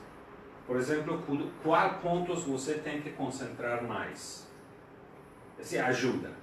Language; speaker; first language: Portuguese; non-native, fluent; Persian